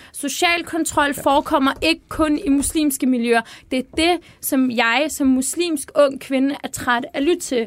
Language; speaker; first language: Danish; early bilingual, other home language; Turkish